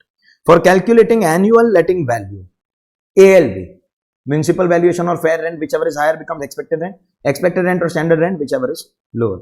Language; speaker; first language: English; non-native, local second language; Hindi